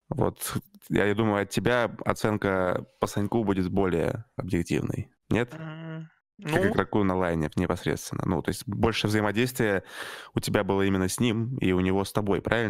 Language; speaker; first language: Russian; native; Russian